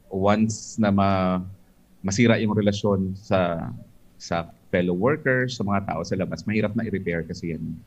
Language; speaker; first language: Filipino; non-native, local second language; Hiligaynon